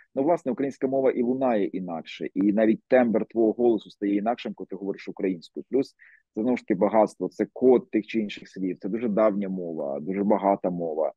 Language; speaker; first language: Ukrainian; native; Ukrainian